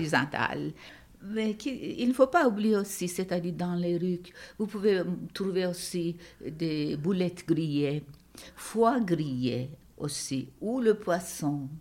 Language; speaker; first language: French; non-native, fluent; Turkish